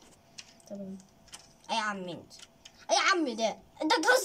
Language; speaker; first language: Arabic; native; Arabic